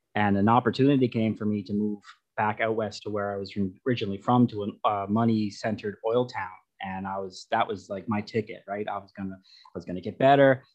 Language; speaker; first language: English; native; English